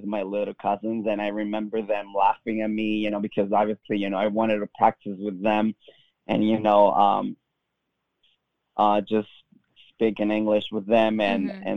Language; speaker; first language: English; non-native, fluent; Spanish